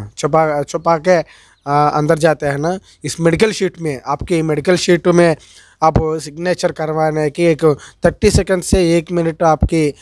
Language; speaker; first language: Hindi; non-native, local second language; Telugu